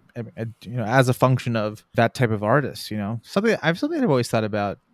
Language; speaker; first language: English; native; English